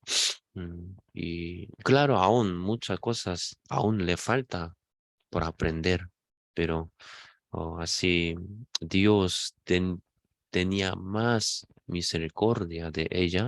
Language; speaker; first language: Spanish; non-native, fluent; Korean